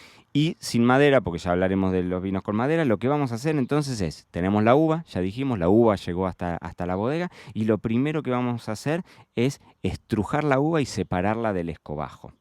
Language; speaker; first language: Spanish; native; Spanish